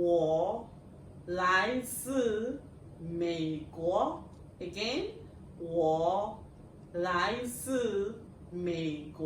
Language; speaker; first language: Chinese; non-native, fluent; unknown